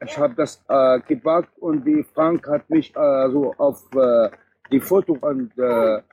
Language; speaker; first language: German; non-native, learner; Arabic